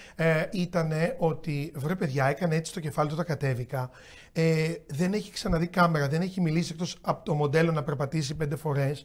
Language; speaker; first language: Greek; native; Greek